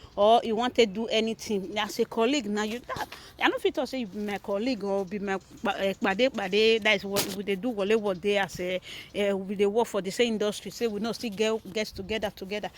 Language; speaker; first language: Nigerian Pidgin; native; Nigerian Pidgin